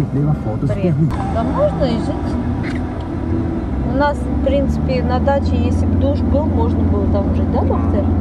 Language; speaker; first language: Russian; native; Russian